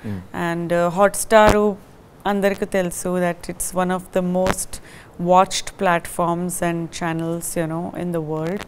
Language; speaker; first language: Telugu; non-native, fluent; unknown